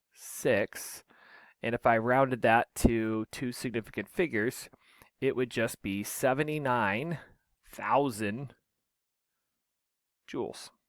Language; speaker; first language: English; native; English